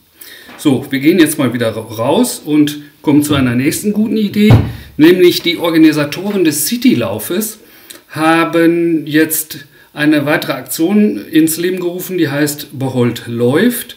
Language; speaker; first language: German; native; German